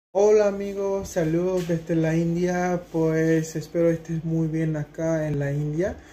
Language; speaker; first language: Spanish; non-native, fluent; Hindi